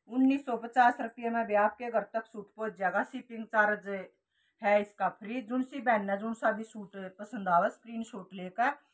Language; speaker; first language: Hindi; native; Hindi